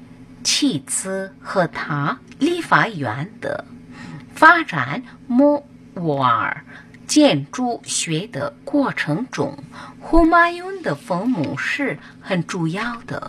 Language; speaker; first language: Chinese; non-native, fluent; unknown